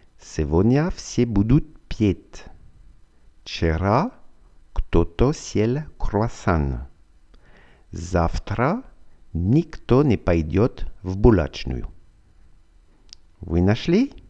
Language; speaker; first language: Russian; non-native, fluent; French